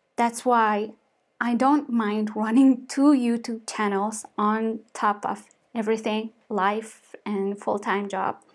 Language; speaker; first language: English; non-native, fluent; Mongolian